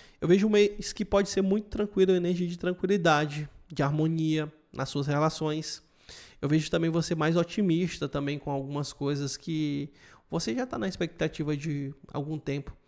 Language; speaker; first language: Portuguese; native; Portuguese